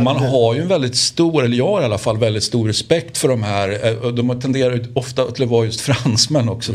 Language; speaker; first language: Swedish; native; Swedish